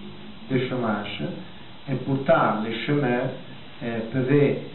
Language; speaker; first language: French; non-native, fluent; Italian